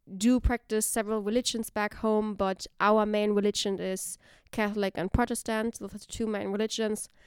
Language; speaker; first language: English; non-native, fluent; German